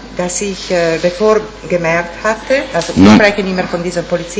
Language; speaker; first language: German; non-native, fluent; Italian